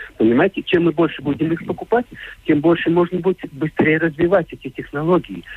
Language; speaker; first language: Russian; non-native, local second language; Latvian